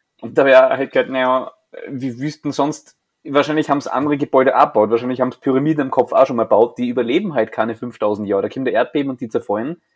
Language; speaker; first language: German; native; German